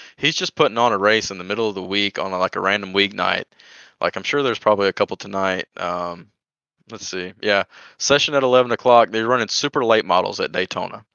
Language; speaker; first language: English; native; English